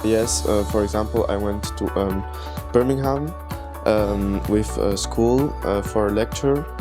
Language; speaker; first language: English; non-native, fluent; French